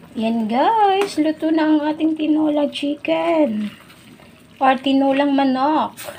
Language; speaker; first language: Filipino; non-native, local second language; Bikol